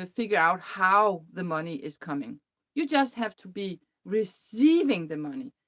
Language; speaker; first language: English; non-native, fluent; Danish